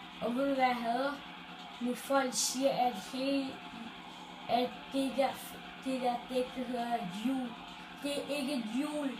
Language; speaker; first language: Danish; native; Danish